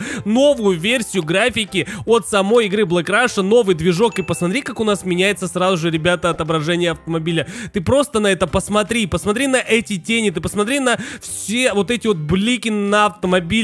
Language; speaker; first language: Russian; native; Russian